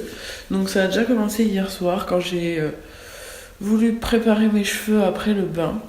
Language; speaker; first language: French; native; French